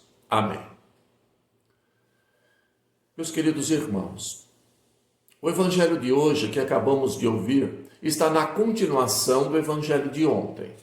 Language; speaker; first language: Portuguese; native; Portuguese